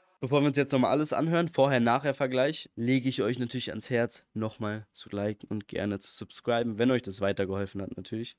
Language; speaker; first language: German; native; German